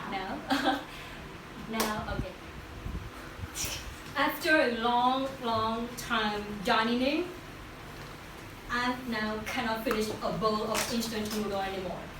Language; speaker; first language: English; non-native, learner; Vietnamese